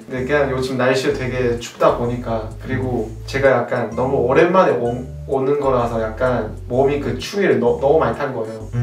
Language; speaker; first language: Korean; early bilingual, other home language; Chinese